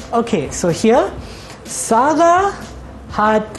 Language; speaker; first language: German; non-native, learner; Malay